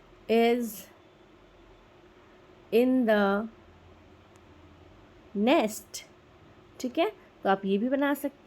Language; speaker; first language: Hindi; native; Hindi